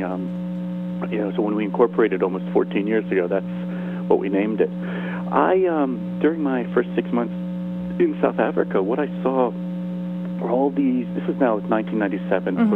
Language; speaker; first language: English; native; English